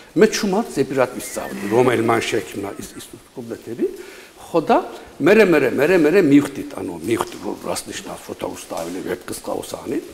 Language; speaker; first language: Georgian; non-native, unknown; Turkish